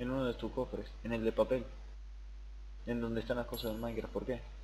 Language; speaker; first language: Spanish; native; Spanish